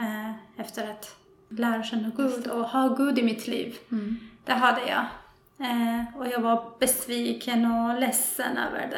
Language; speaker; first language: Swedish; non-native, fluent; Persian